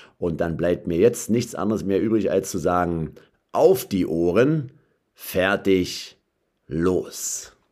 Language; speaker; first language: German; native; German